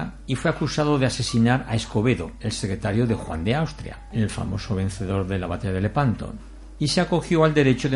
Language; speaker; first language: Spanish; native; Spanish